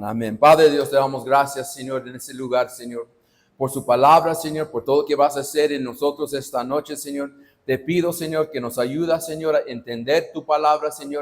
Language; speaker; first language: Spanish; non-native, fluent; English